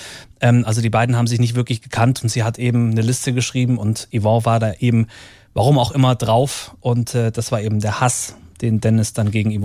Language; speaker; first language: German; native; German